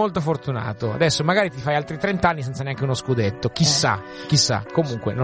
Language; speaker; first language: Italian; native; Italian